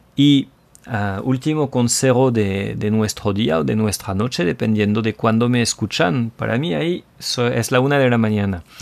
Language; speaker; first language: Spanish; non-native, fluent; French